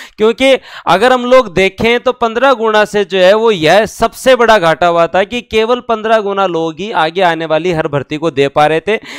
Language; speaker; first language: Hindi; native; Hindi